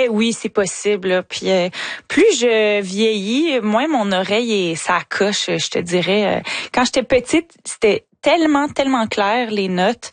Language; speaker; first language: French; native; French